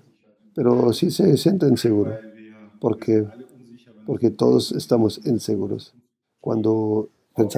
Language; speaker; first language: Spanish; non-native, fluent; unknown